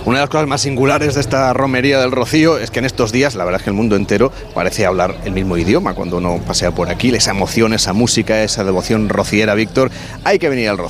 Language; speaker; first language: Spanish; native; Spanish